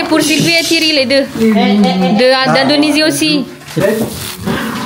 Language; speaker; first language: French; non-native, learner; Indonesian